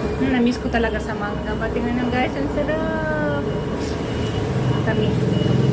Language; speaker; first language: Filipino; non-native, learner; Russian